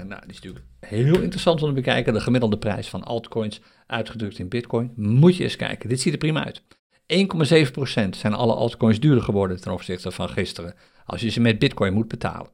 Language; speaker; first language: Dutch; native; Dutch